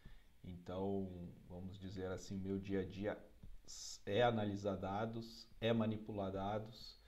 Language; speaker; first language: Portuguese; native; Portuguese